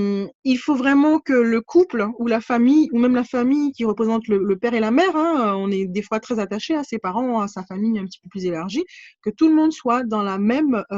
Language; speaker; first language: French; native; French